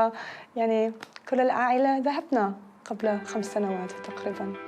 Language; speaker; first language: Arabic; non-native, fluent; German